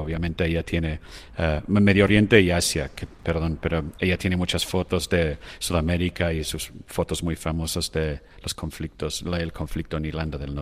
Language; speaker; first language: Spanish; non-native, fluent; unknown